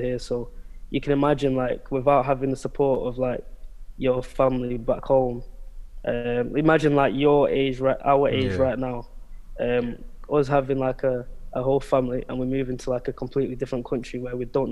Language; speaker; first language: English; native; English